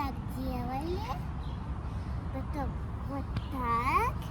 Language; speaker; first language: Russian; early bilingual, other home language; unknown